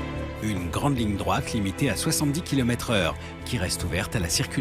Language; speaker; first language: French; native; French